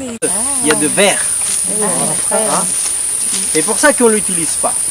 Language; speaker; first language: French; non-native, fluent; Spanish